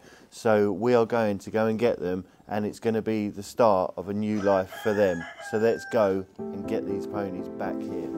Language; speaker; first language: English; native; English